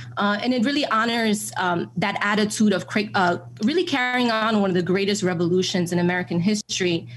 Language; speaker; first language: English; native; English